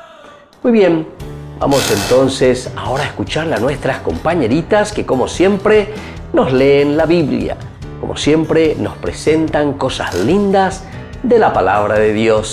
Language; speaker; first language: Spanish; native; Spanish